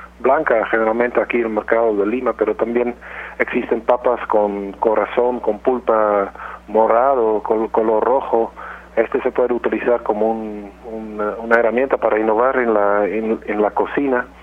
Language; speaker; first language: Spanish; non-native, fluent; Dutch